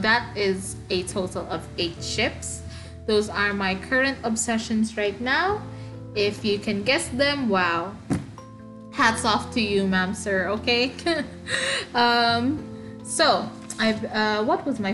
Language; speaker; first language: English; non-native, local second language; Waray